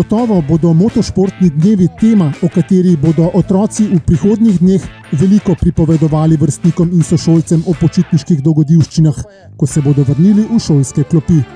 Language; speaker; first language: Slovenian; native; Slovenian